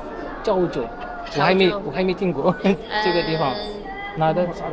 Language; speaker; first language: Chinese; non-native, learner; Amharic